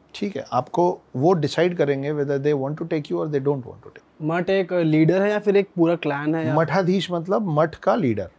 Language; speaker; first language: Hindi; native; Hindi